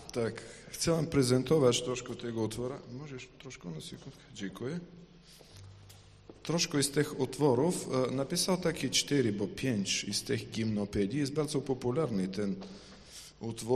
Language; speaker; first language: Polish; non-native, fluent; Ukrainian